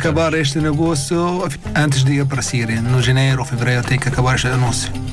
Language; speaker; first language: Portuguese; non-native, learner; Arabic